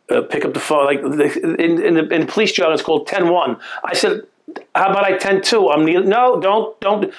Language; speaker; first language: English; native; English